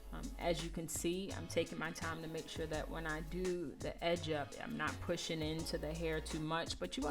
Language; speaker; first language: English; native; English